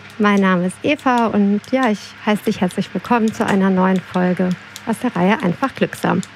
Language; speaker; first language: German; native; German